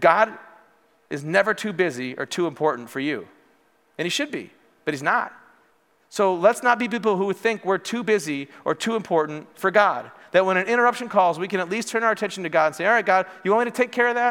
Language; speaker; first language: English; native; English